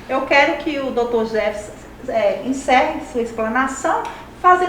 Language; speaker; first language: Portuguese; native; Portuguese